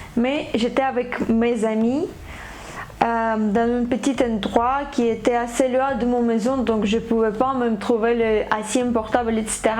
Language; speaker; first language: French; non-native, fluent; Ukrainian